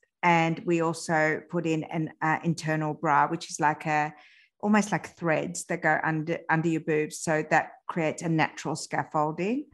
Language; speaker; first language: English; early bilingual, other home language; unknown